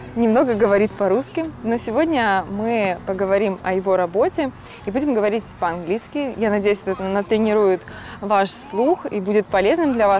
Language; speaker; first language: Russian; native; Russian